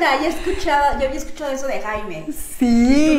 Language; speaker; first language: Spanish; native; Spanish